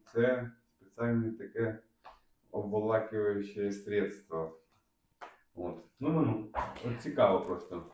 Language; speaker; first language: Ukrainian; non-native, local second language; Russian